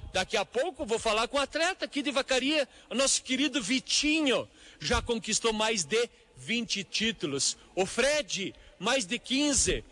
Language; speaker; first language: Portuguese; native; Portuguese